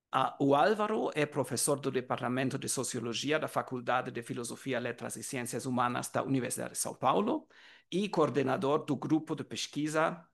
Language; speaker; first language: Portuguese; non-native, learner; German